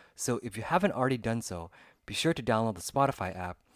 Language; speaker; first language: English; early bilingual, other home language; Vietnamese